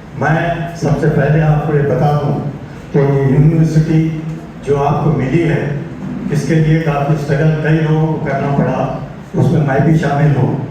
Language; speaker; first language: Urdu; native; Urdu